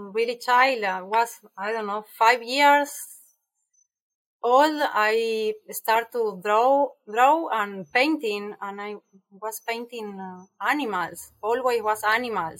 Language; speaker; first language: English; non-native, fluent; Spanish